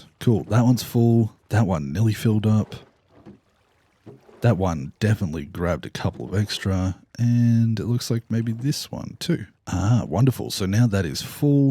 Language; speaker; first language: English; native; English